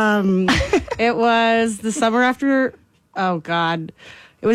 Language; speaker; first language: English; native; English